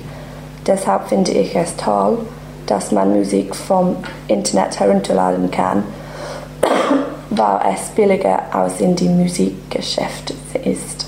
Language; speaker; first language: German; non-native, learner; English